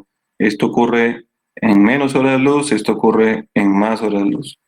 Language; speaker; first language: Spanish; native; Spanish